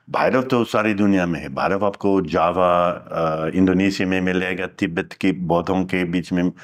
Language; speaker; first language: Hindi; non-native, fluent; English